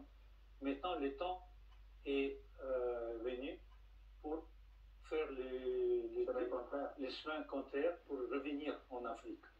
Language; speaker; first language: French; non-native, fluent; Russian